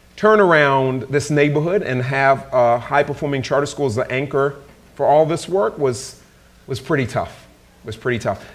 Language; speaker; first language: English; native; English